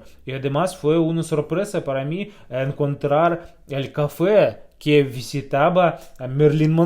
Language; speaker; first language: Spanish; non-native, fluent; Russian